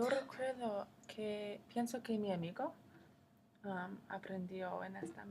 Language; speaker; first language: Spanish; non-native, learner; English